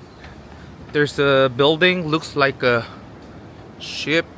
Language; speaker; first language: English; non-native, learner; Korean